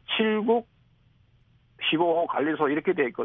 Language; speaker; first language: Korean; native; Korean